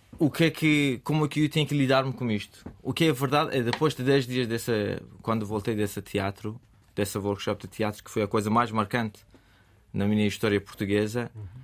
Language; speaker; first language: Portuguese; non-native, fluent; Persian